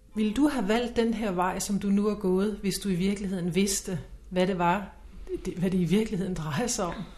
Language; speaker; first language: Danish; native; Danish